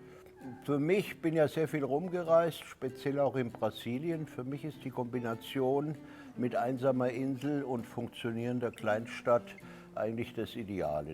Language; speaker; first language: German; native; German